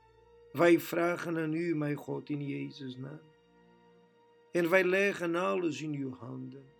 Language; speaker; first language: Dutch; non-native, fluent; Portuguese